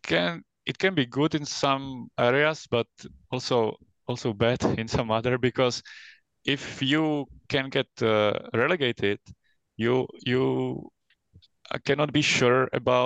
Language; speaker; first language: English; non-native, fluent; Czech